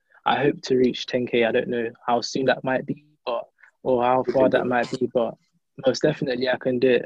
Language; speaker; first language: English; native; English